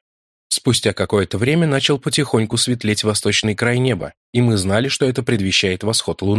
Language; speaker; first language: Russian; native; Russian